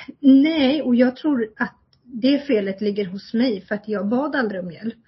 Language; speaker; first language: Swedish; early bilingual, other home language; Kurdish